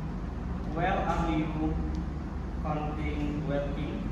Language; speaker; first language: English; non-native, learner; Indonesian